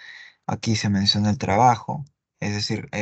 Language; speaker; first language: Spanish; native; Spanish